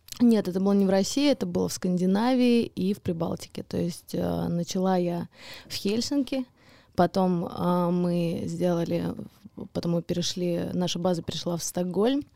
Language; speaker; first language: Russian; early bilingual, heritage; Russian